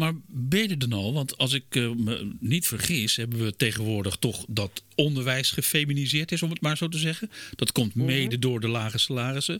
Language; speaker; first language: Dutch; native; Dutch